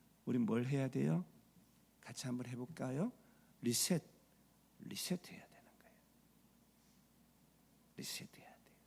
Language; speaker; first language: Korean; native; Korean